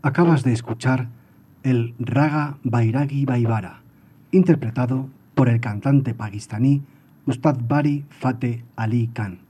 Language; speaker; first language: Spanish; native; Spanish